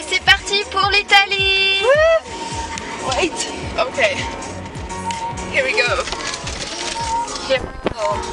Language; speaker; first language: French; non-native, learner; Slovenian